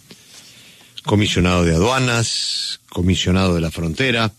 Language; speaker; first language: Spanish; native; Spanish